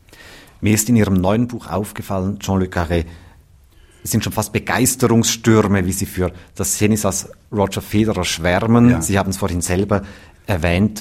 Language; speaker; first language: German; native; German